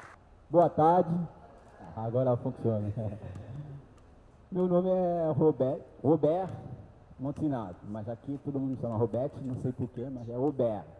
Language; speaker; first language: Portuguese; non-native, learner; Haitian Creole